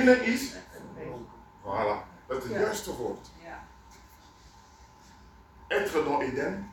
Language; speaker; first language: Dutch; non-native, local second language; Lingala